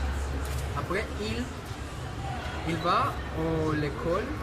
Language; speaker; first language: French; non-native, learner; Spanish